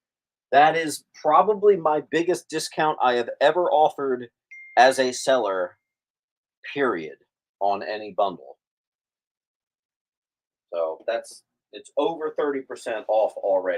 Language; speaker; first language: English; native; English